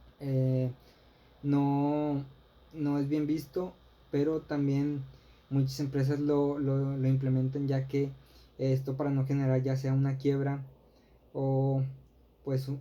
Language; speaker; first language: Spanish; native; Spanish